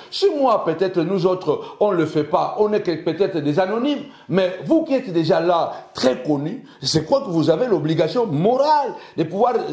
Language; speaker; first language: French; early bilingual, other home language; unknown